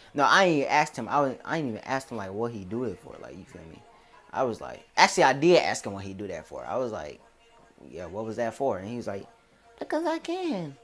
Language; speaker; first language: English; native; English